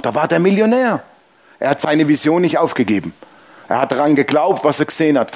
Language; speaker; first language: German; native; German